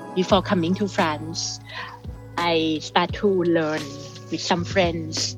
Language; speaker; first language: English; non-native, fluent; Thai